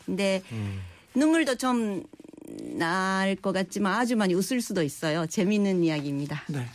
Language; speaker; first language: Korean; early bilingual, heritage; Japanese